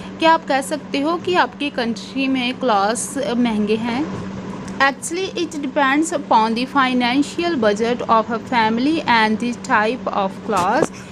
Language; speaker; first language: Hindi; non-native, local second language; Punjabi